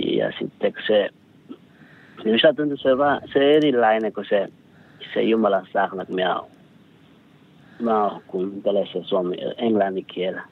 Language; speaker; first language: Finnish; non-native, learner; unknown